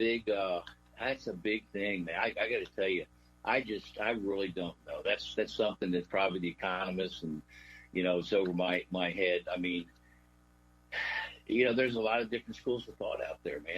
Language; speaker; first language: English; native; English